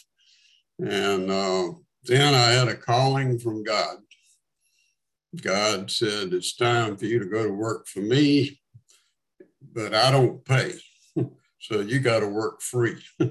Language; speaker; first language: English; native; English